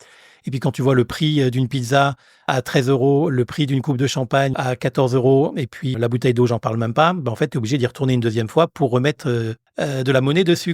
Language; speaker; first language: French; native; French